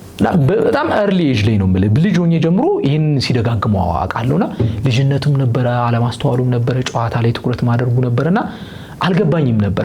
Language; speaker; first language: Amharic; native; Amharic